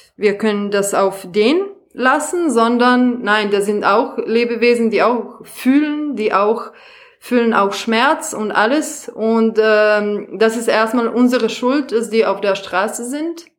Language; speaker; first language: German; non-native, fluent; Serbian